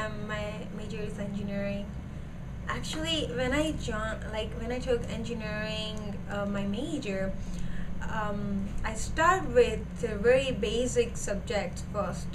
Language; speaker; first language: English; non-native, learner; Gujarati